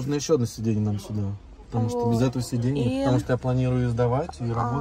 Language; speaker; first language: Russian; native; Russian